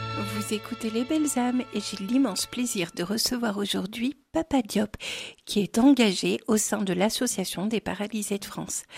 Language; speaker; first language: French; native; French